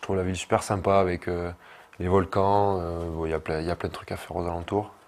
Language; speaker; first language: French; native; French